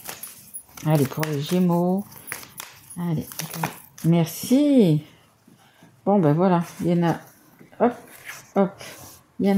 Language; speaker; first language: French; native; French